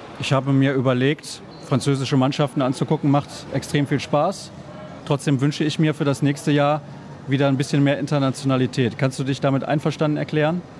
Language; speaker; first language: German; native; German